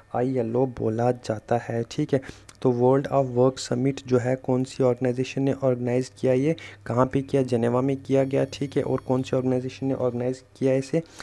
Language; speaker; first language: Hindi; non-native, local second language; Kashmiri